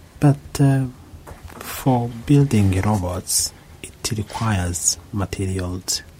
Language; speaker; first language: English; non-native, local second language; Kinyarwanda